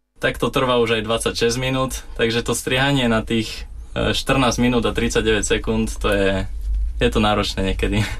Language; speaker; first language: Slovak; native; Slovak